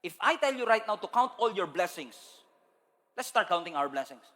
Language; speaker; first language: English; non-native, local second language; Filipino